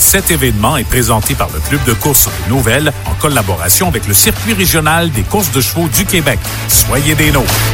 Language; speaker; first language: French; native; French